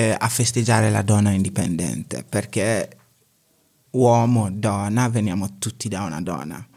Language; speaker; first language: Italian; non-native, fluent; Akan